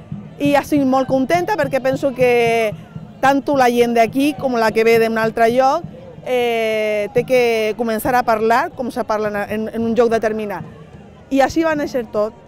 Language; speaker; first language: Catalan; non-native, fluent; Spanish